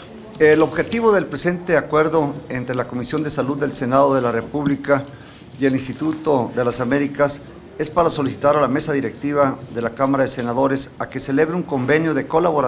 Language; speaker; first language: Spanish; native; Spanish